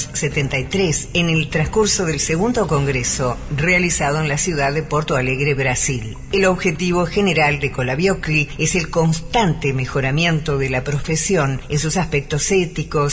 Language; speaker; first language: Spanish; native; Spanish